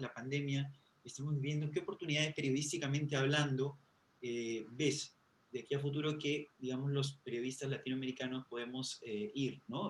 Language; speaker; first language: Spanish; native; Spanish